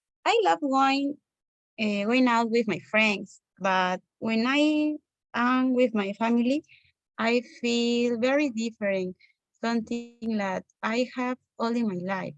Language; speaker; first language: English; non-native, learner; Spanish